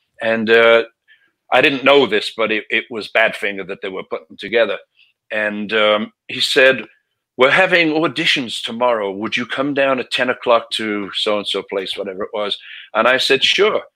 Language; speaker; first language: English; native; English